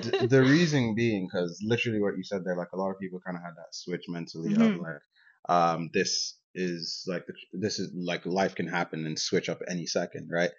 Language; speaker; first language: English; non-native, local second language; Yoruba